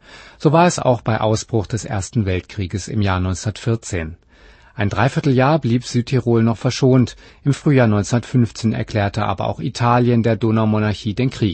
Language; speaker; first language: German; native; German